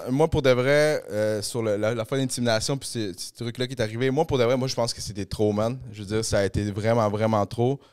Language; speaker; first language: French; early bilingual, other home language; Spanish